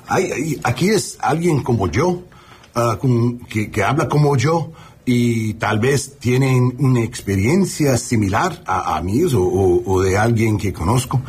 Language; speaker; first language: Spanish; early bilingual, heritage; English